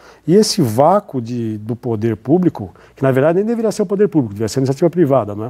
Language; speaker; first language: Portuguese; native; Portuguese